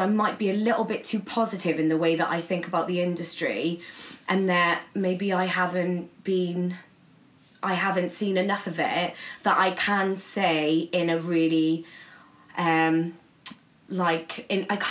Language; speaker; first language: English; native; English